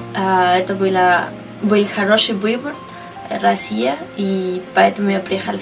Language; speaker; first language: Russian; non-native, learner; Spanish